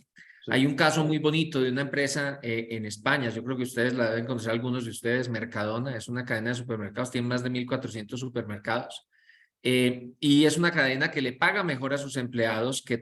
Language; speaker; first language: Spanish; native; Spanish